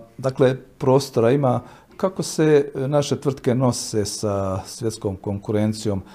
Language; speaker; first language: Croatian; native; Croatian